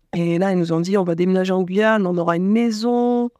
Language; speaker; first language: French; native; French